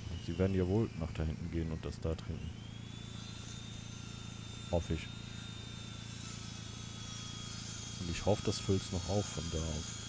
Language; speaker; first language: German; native; German